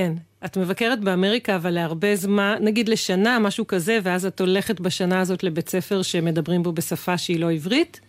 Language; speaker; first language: Hebrew; native; Hebrew